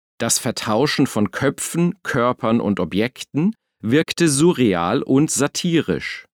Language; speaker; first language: German; native; German